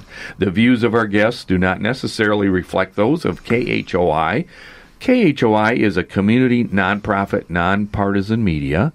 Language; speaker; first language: English; native; English